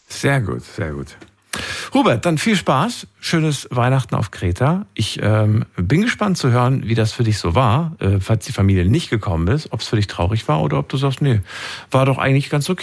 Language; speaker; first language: German; native; German